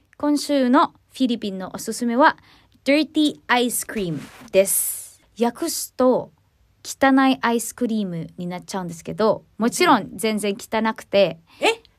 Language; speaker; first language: Japanese; non-native, learner; Filipino